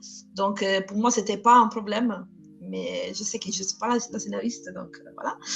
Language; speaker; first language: French; non-native, fluent; Italian